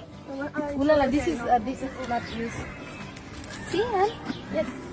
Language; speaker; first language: English; non-native, learner; Bangla